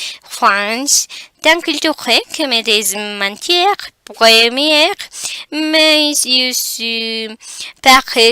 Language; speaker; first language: French; non-native, learner; Spanish